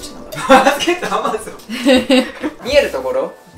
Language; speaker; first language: Japanese; native; Japanese